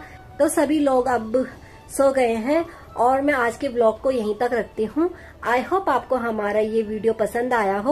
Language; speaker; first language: Hindi; native; Hindi